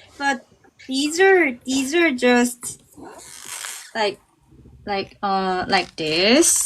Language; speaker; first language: English; non-native, learner; Korean